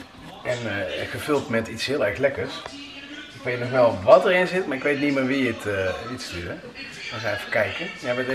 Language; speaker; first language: Dutch; native; Dutch